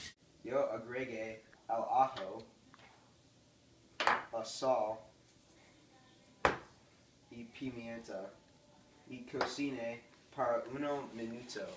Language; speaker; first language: Spanish; non-native, learner; English